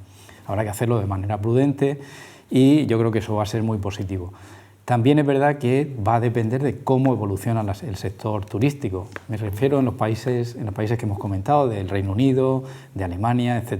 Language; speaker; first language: Spanish; native; Spanish